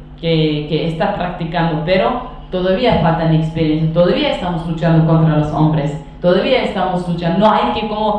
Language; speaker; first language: Spanish; non-native, fluent; Kurdish